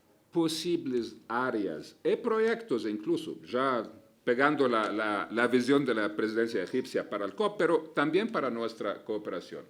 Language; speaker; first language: Spanish; non-native, fluent; Arabic